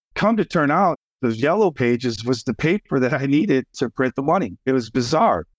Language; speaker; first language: English; native; English